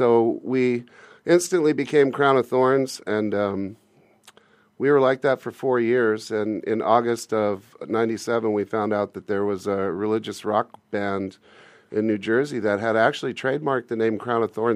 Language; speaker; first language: English; native; English